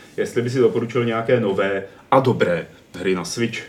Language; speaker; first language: Czech; native; Czech